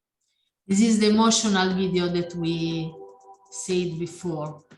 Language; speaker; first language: English; non-native, learner; Italian